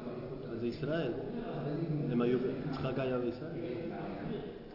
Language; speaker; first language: Hebrew; non-native, learner; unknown